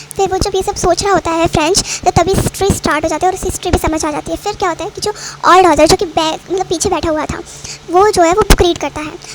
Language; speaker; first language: Hindi; native; Hindi